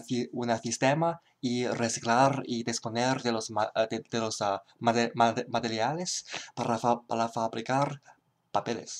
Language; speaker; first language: Spanish; non-native, learner; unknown